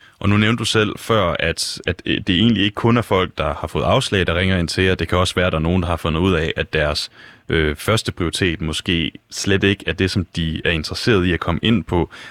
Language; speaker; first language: Danish; native; Danish